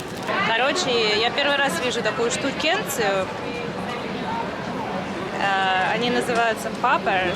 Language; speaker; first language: Russian; native; Russian